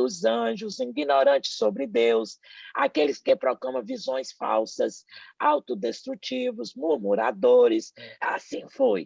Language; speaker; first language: Portuguese; native; Portuguese